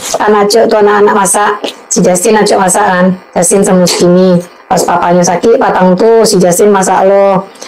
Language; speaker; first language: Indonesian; native; Indonesian